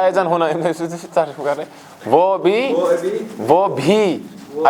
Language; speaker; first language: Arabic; non-native, fluent; Kashmiri